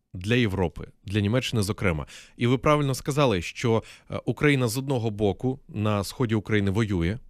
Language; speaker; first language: Ukrainian; native; Ukrainian